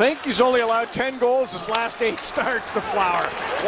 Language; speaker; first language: English; native; English